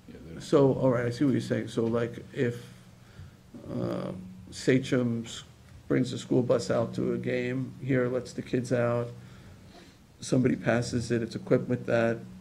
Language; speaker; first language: English; native; English